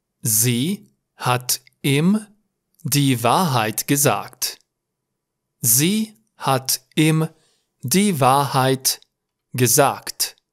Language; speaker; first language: German; non-native, learner; Romanian